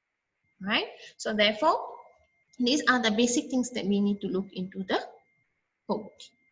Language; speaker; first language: English; non-native, local second language; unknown